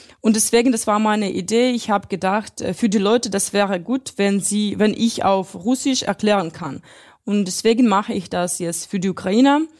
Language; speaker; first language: German; non-native, fluent; Russian